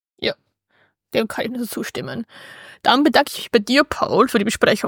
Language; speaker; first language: German; native; German